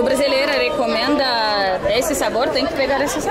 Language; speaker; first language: Portuguese; non-native, fluent; Russian